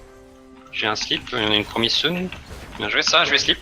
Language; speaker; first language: French; native; French